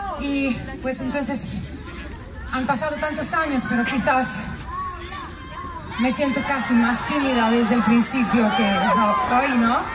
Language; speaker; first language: Spanish; non-native, fluent; Italian